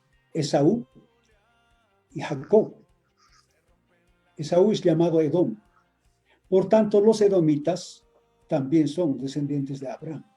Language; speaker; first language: Spanish; native; Spanish